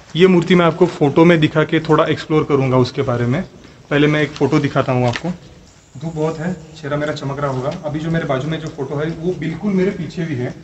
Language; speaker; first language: Hindi; non-native, local second language; Marathi